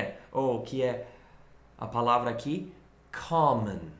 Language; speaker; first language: Portuguese; non-native, fluent; English